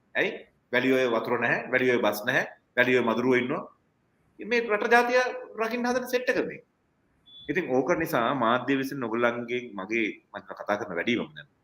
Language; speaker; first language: Sinhala; non-native, local second language; Tamil